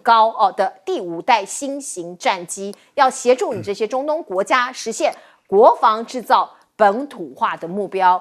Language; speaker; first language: Chinese; native; Chinese